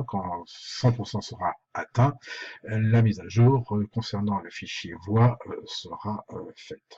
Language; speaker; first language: French; native; French